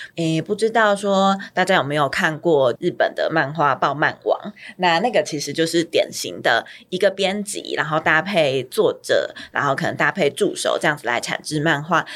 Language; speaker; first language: Chinese; native; Chinese